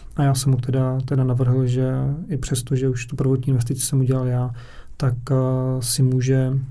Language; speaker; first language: Czech; native; Czech